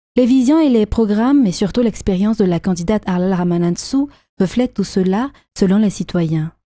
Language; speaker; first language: French; non-native, local second language; Malagasy